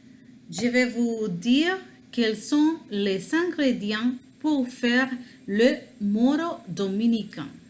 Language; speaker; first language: French; non-native, learner; Spanish